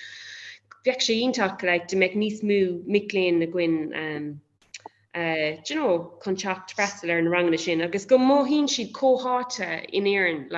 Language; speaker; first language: Irish; non-native, local second language; English